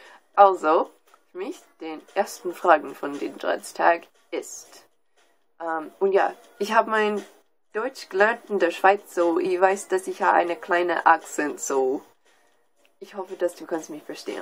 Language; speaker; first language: German; non-native, learner; English